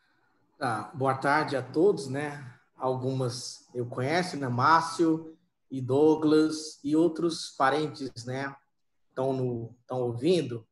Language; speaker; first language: Portuguese; non-native, local second language; Yanomámi